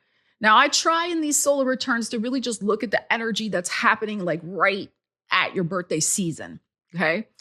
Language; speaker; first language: English; native; English